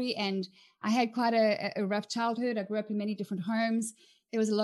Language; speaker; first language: English; native; English